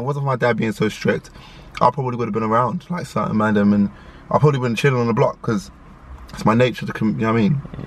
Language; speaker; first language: English; native; English